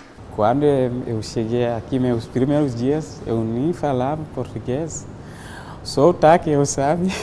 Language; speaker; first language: Portuguese; non-native, learner; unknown